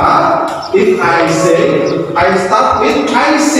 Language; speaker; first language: English; non-native, learner; Indonesian